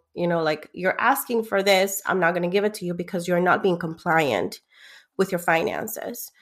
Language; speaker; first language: English; early bilingual, other home language; Spanish